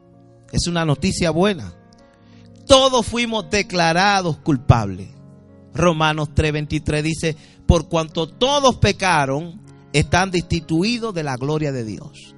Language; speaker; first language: Spanish; native; Spanish